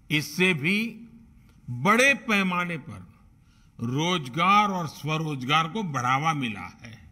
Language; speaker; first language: Hindi; non-native, local second language; Gujarati